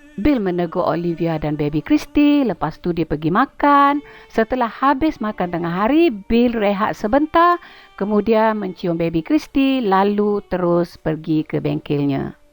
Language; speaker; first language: Malay; native; Malay